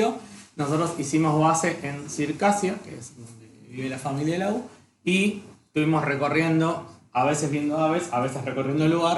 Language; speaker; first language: Spanish; native; Spanish